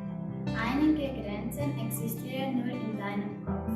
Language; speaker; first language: German; non-native, learner; Russian